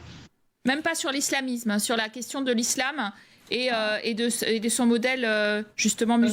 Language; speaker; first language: French; native; French